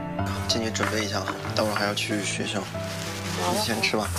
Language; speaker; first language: Chinese; native; Chinese